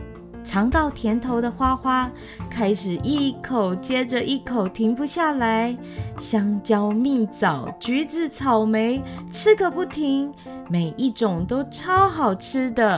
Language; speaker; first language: Chinese; native; Chinese